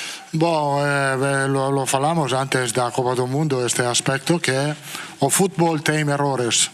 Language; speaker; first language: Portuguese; non-native, learner; Italian